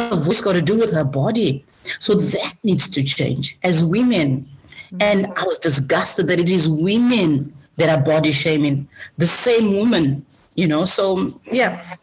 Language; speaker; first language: English; non-native, local second language; Shona